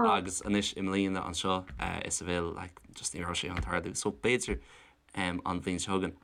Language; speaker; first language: Irish; non-native, local second language; English